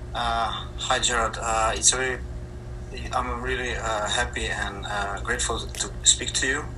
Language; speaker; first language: English; non-native, fluent; Slovenian